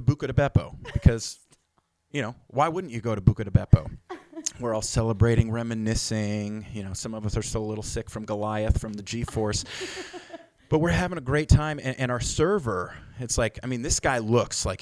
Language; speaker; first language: English; native; English